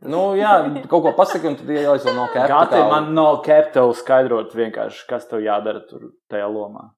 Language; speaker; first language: Latvian; non-native, local second language; Russian